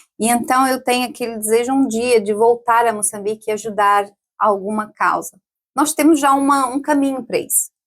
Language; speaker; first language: Portuguese; native; Portuguese